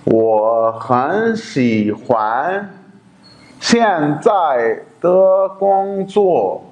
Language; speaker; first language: Chinese; non-native, fluent; Urdu